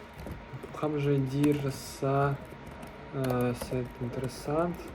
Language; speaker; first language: French; non-native, learner; Russian